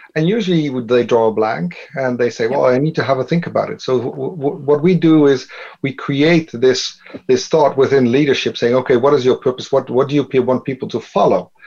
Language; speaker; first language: English; non-native, fluent; Dutch